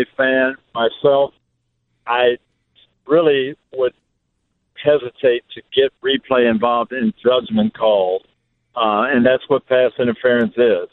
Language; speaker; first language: English; native; English